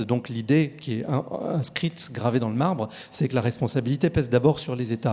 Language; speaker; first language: French; native; French